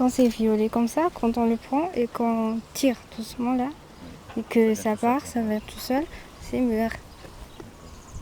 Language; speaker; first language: French; non-native, local second language; Malagasy